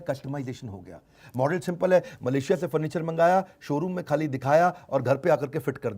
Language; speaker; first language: Hindi; native; Hindi